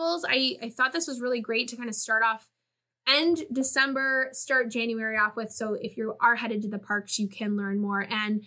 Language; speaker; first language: English; native; English